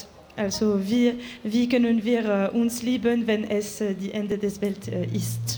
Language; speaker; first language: German; non-native, local second language; French